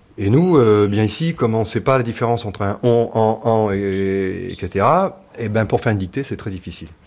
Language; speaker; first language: French; native; French